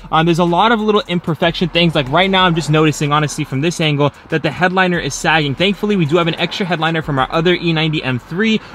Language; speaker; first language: English; native; English